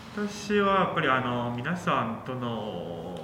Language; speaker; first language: Japanese; non-native, fluent; Chinese